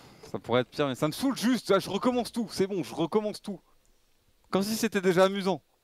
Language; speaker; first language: French; native; French